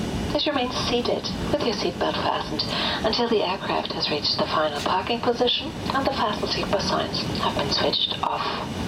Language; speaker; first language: English; non-native, fluent; German